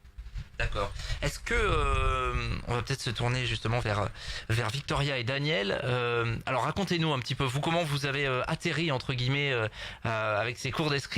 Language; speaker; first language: French; native; French